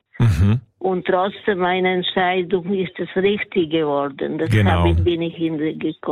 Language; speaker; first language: German; non-native, learner; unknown